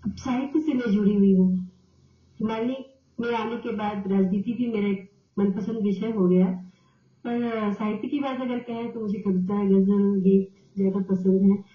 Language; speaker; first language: Hindi; native; Hindi